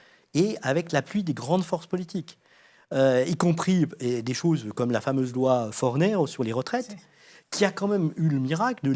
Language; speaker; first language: French; native; French